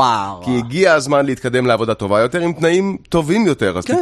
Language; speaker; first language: Hebrew; native; Hebrew